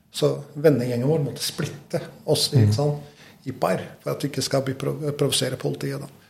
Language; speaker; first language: Norwegian; non-native, fluent; Albanian